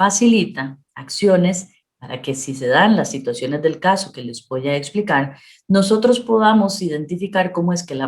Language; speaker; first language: Spanish; native; Spanish